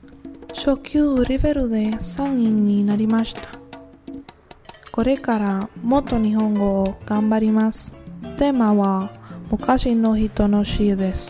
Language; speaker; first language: Japanese; non-native, learner; Spanish